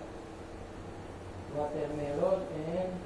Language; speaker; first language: English; non-native, learner; Filipino